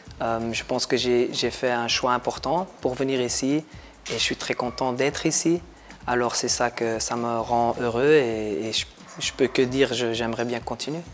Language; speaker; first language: French; non-native, local second language; Dutch